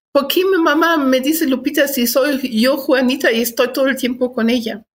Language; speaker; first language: Spanish; non-native, fluent; German